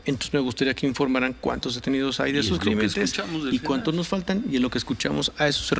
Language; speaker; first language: Spanish; native; Spanish